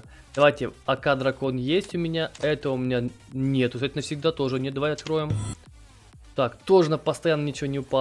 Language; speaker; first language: Russian; native; Russian